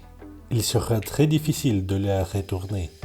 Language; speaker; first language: French; non-native, fluent; Russian